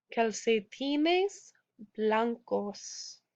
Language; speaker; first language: Spanish; non-native, fluent; English